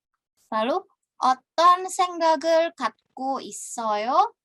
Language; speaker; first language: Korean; non-native, fluent; Indonesian